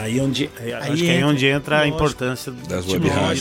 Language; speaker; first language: Portuguese; native; Portuguese